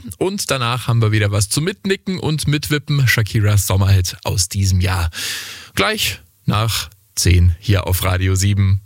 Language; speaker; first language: German; native; German